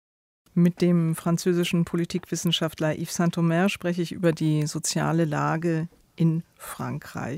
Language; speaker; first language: German; native; German